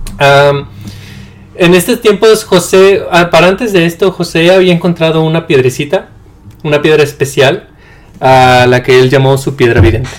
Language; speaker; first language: Spanish; early bilingual, heritage; Spanish